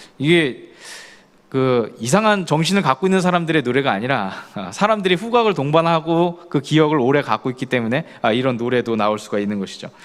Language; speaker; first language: Korean; native; Korean